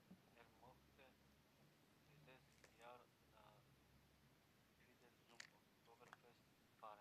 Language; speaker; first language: German; non-native, learner; Macedonian